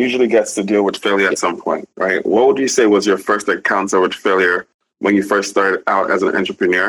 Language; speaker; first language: English; non-native, local second language; Igbo